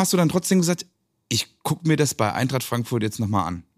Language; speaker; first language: German; native; German